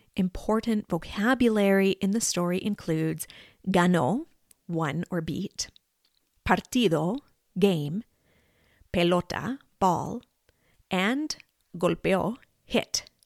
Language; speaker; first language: English; native; English